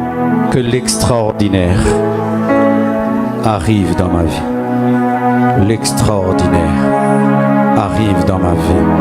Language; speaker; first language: French; non-native, local second language; Lingala